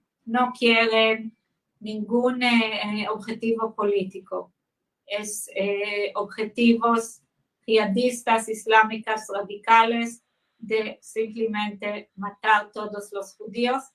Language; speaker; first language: Spanish; non-native, fluent; Hebrew